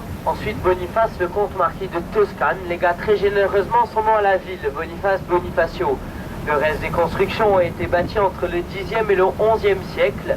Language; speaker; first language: French; native; French